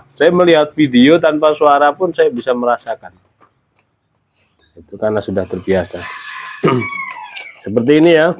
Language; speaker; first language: Indonesian; native; Indonesian